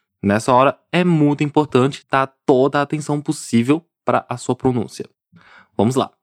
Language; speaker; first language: Portuguese; non-native, fluent; Chinese